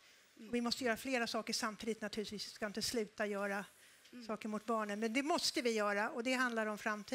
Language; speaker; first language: Swedish; native; Swedish